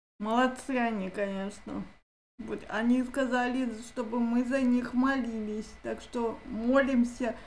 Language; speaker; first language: Russian; native; Russian